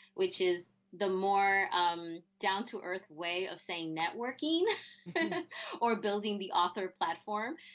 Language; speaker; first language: English; early bilingual, other home language; Spanish